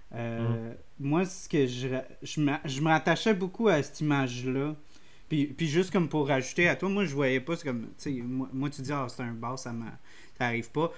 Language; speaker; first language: French; native; French